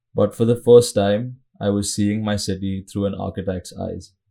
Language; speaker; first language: English; non-native, local second language; Hindi